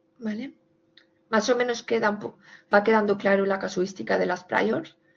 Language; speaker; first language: Spanish; native; Spanish